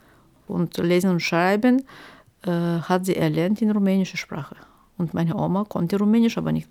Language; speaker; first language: German; non-native, fluent; Turkish